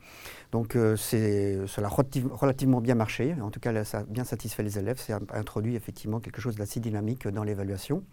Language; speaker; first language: French; native; French